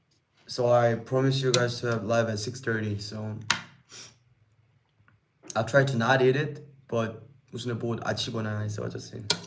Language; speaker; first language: English; non-native, learner; Korean